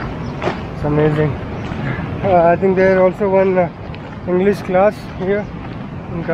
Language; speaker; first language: English; non-native, local second language; Marathi